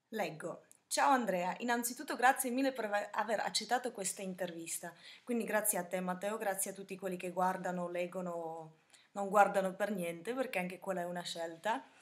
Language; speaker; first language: Italian; non-native, fluent; Slovak